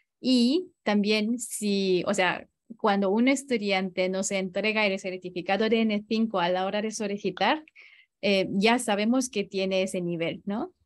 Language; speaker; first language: Spanish; non-native, fluent; Japanese